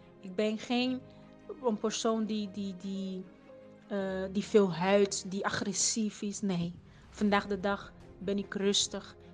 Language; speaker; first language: Dutch; non-native, fluent; Portuguese